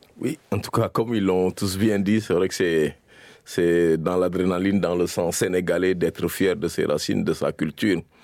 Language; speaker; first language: French; non-native, local second language; Serer